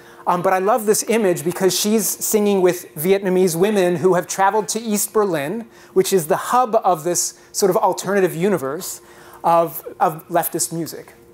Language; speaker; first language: English; native; English